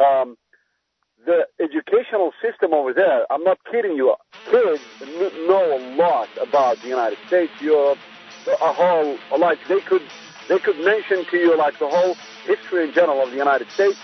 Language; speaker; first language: English; non-native, fluent; Arabic